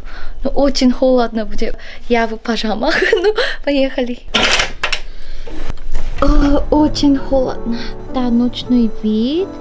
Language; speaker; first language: Russian; non-native, learner; Korean